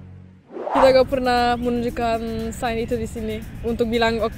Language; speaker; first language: Indonesian; non-native, fluent; Turkish